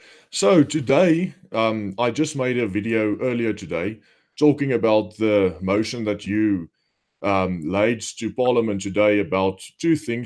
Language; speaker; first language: English; non-native, local second language; Afrikaans